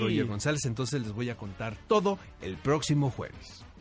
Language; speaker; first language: Spanish; native; Spanish